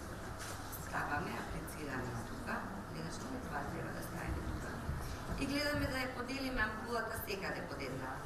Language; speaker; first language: Macedonian; native; Macedonian